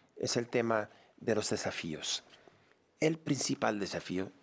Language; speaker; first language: Spanish; non-native, fluent; English